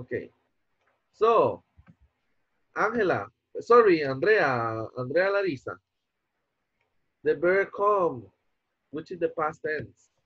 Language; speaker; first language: English; non-native, fluent; Spanish